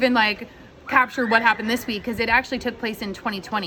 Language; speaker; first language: English; native; English